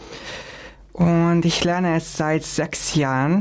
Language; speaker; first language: German; non-native, fluent; Hungarian